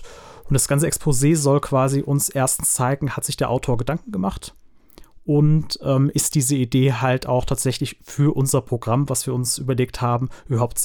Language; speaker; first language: German; native; German